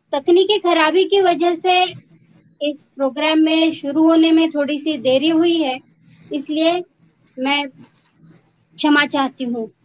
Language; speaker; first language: Hindi; non-native, local second language; Marathi